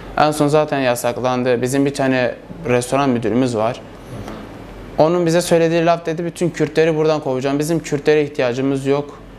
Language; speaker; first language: Turkish; non-native, local second language; Kurdish